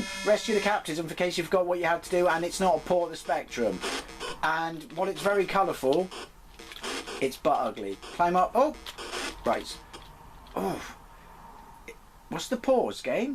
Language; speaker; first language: English; native; English